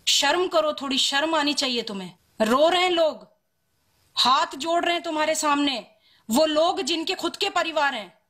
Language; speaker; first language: Hindi; native; Hindi